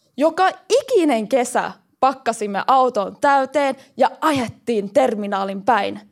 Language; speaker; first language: Finnish; early bilingual, heritage; Finnish